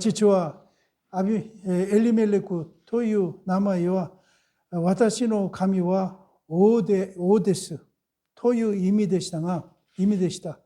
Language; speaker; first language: Japanese; non-native, fluent; Korean